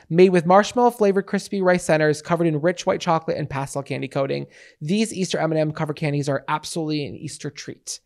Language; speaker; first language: English; native; English